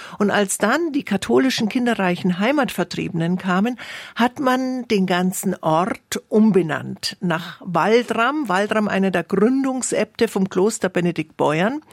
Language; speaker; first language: German; native; German